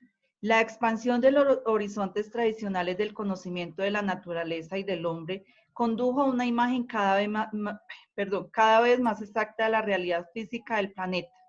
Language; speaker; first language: Spanish; native; Spanish